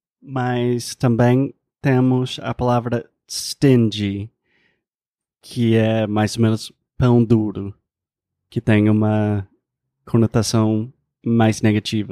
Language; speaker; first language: Portuguese; non-native, fluent; English